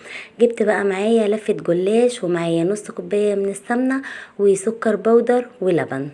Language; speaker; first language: Arabic; native; Arabic